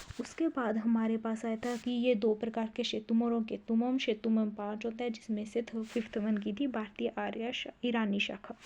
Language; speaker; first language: Hindi; native; Hindi